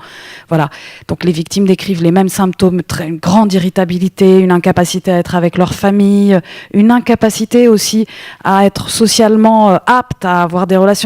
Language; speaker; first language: French; native; French